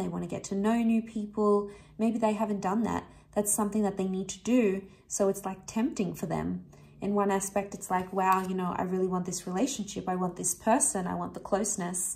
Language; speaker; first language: English; native; English